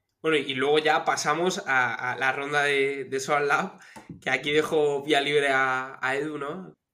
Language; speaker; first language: Spanish; native; Spanish